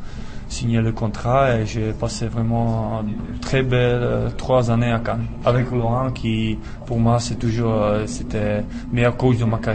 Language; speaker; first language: French; non-native, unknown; Czech